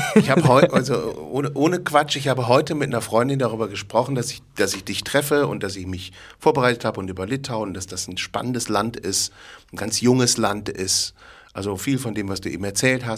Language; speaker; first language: German; native; German